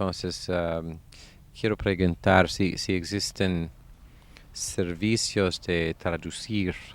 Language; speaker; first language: Spanish; non-native, fluent; English